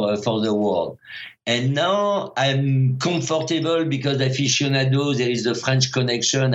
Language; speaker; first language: English; non-native, fluent; French